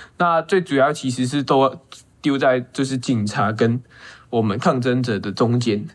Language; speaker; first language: Chinese; non-native, local second language; Cantonese